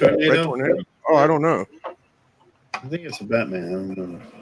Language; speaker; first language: English; native; English